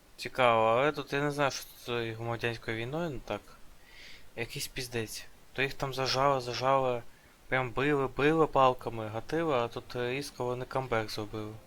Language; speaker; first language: Ukrainian; non-native, local second language; Russian